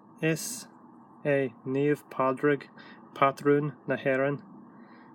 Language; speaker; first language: Irish; non-native, learner; English